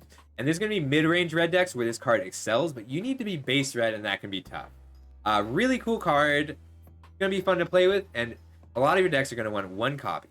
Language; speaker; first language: English; native; English